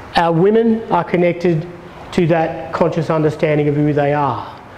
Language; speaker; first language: English; native; English